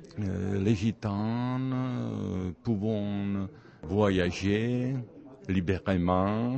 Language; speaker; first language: French; non-native, learner; Czech